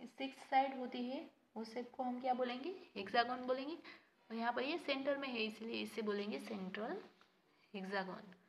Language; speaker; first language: Hindi; non-native, local second language; Gujarati